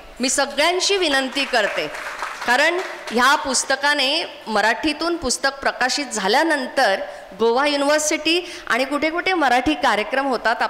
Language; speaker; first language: Marathi; non-native, local second language; Konkani